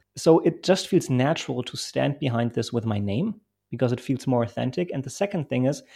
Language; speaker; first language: English; non-native, fluent; German